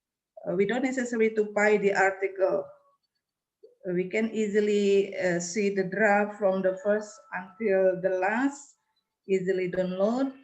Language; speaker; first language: English; non-native, learner; Indonesian